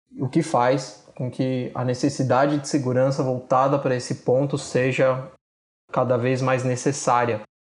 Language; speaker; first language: Portuguese; native; Portuguese